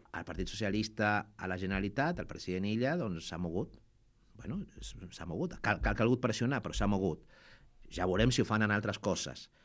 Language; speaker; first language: Catalan; non-native, fluent; Spanish